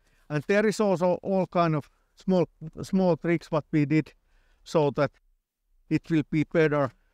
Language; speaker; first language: English; non-native, fluent; Finnish